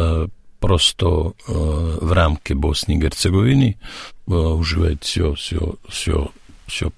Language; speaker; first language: Russian; non-native, learner; Serbian